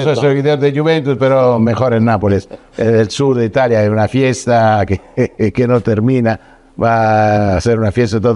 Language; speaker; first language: Spanish; non-native, fluent; Italian